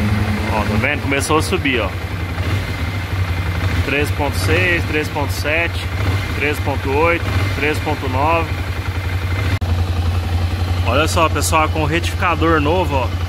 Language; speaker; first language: Portuguese; native; Portuguese